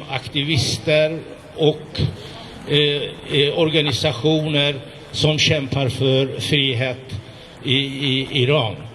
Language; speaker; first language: Swedish; non-native, fluent; Azerbaijani